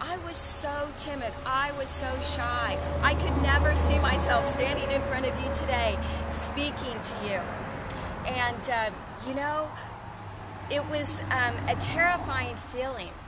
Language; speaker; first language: English; native; English